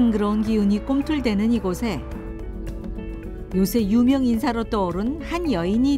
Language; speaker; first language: Korean; native; Korean